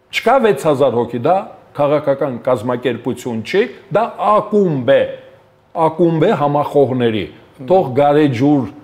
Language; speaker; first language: Armenian; native; Armenian